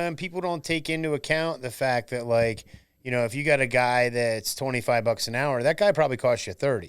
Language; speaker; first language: English; native; English